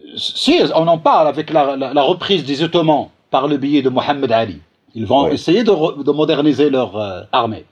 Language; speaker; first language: French; non-native, local second language; Arabic